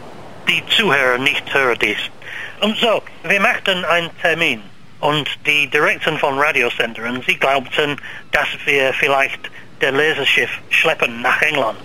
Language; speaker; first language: German; non-native, learner; English